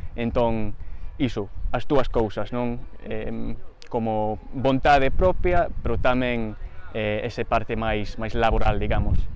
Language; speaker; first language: Galician; non-native, fluent; English